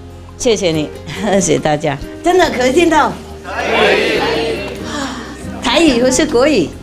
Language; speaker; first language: Chinese; non-native, fluent; Vietnamese